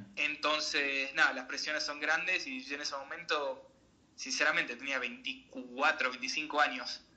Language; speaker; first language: Spanish; native; Spanish